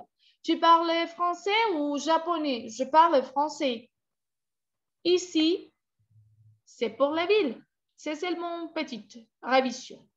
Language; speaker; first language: French; non-native, fluent; Spanish